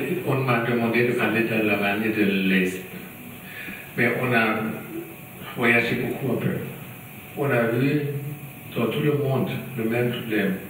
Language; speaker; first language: French; non-native, learner; German